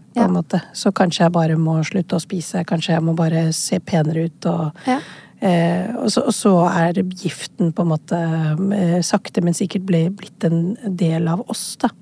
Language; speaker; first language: Norwegian; early bilingual, other home language; Urdu